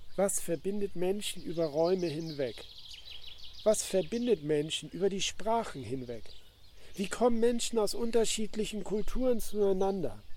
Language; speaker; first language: German; native; German